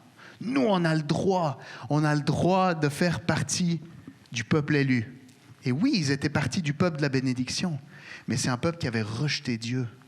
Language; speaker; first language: French; native; French